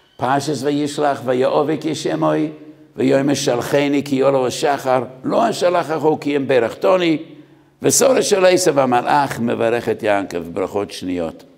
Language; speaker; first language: Hebrew; non-native, fluent; Yiddish